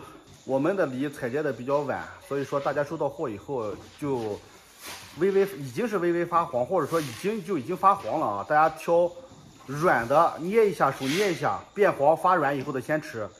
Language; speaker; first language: Chinese; native; Chinese